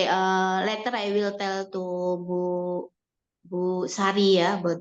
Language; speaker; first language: English; non-native, learner; Indonesian